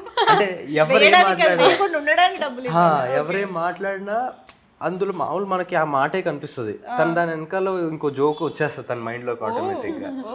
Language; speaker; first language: Telugu; native; Telugu